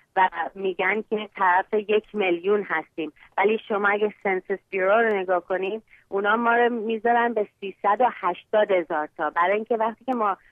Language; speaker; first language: Persian; early bilingual, heritage; Persian